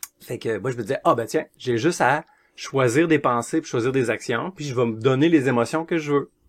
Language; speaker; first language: French; native; French